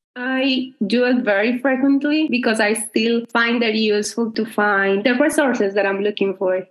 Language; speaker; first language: English; non-native, fluent; Spanish